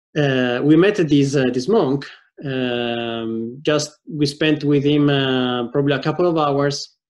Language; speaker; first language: English; non-native, fluent; Italian